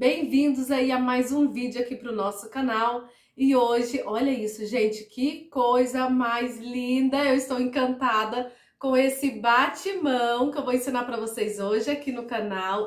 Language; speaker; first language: Portuguese; native; Portuguese